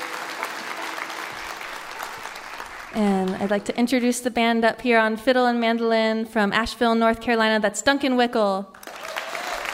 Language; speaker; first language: English; native; English